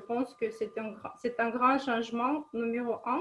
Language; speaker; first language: French; non-native, fluent; Russian